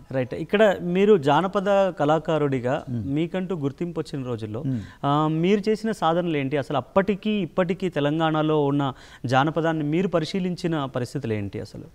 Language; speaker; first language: Telugu; native; Telugu